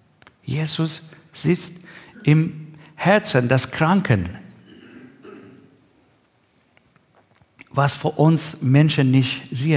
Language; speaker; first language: German; non-native, learner; Persian